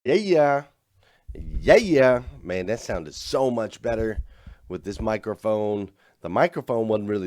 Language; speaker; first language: English; native; English